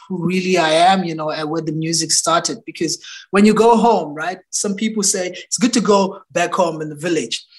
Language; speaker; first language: English; non-native, local second language; Xhosa